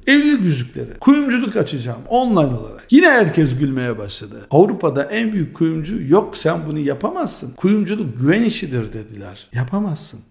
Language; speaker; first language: Turkish; early bilingual, heritage; Turkish